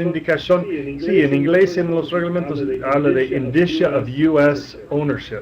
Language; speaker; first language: Spanish; non-native, fluent; English